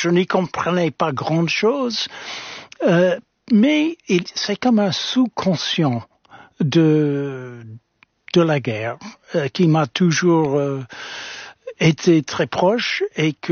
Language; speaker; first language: French; non-native, fluent; English